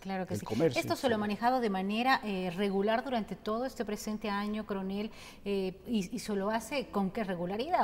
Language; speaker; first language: Spanish; native; Spanish